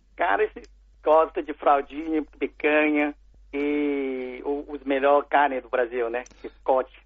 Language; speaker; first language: Portuguese; non-native, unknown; Chinese